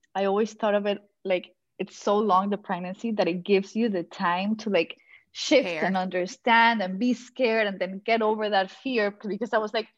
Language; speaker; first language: English; non-native, fluent; Spanish